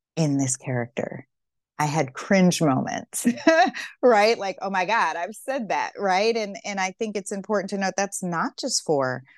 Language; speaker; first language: English; native; English